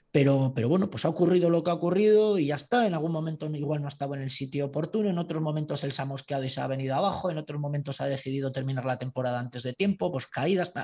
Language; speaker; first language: Spanish; native; Spanish